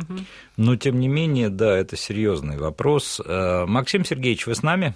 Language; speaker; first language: Russian; native; Russian